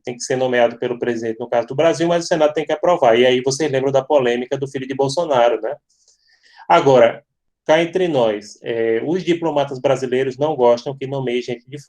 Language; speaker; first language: Portuguese; native; Portuguese